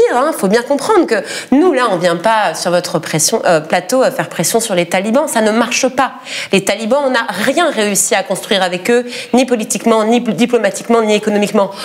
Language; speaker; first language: French; native; French